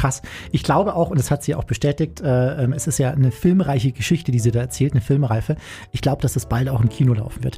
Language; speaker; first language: German; native; German